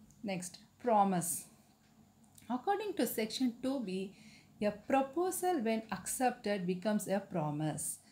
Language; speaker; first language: English; non-native, local second language; Tamil